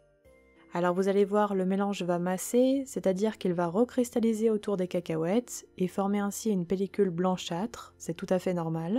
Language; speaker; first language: French; native; French